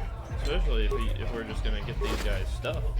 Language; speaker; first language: English; native; English